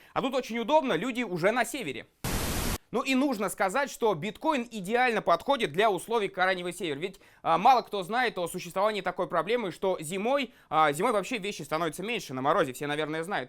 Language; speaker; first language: Russian; native; Russian